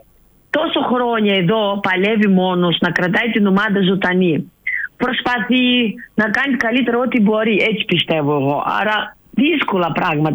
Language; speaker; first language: Greek; non-native, learner; Russian